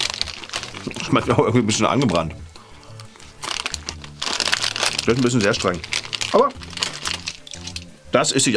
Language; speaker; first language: German; native; German